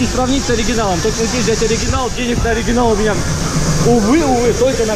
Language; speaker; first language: Russian; native; Russian